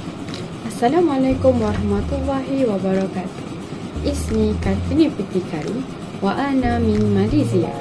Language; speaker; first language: Arabic; non-native, learner; Malay